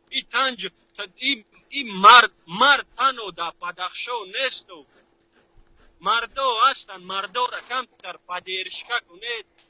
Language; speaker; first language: Tajik; non-native, local second language; Shughni